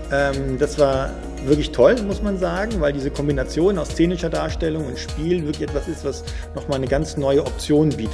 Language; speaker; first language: German; native; German